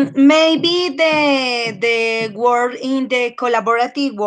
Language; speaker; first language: English; non-native, learner; Spanish